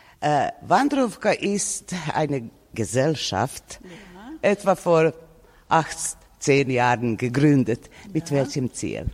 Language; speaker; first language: German; non-native, fluent; Serbian